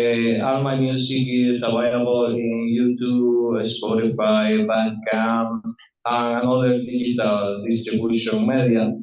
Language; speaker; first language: English; non-native, learner; Spanish